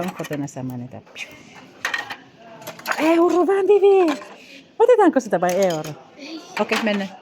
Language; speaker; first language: Finnish; non-native, learner; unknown